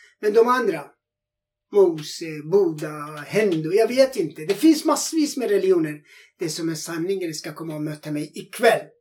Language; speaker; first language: Swedish; non-native, fluent; Persian